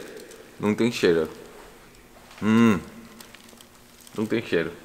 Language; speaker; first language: Portuguese; non-native, learner; Korean